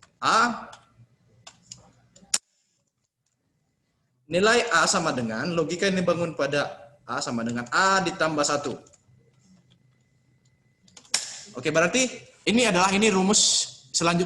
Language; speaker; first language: Indonesian; native; Indonesian